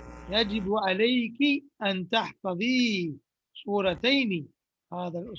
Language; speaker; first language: Arabic; non-native, fluent; English